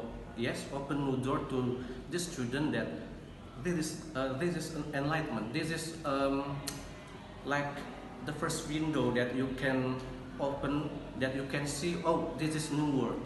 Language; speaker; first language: English; non-native, learner; Indonesian